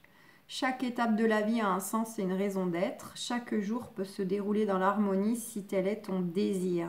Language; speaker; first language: French; native; French